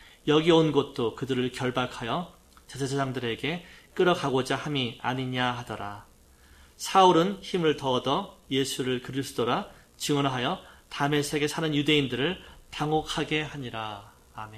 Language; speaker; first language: Korean; native; Korean